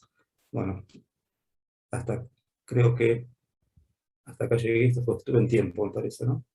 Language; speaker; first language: Spanish; native; Spanish